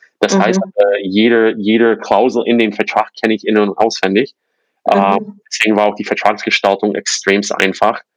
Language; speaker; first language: German; non-native, fluent; English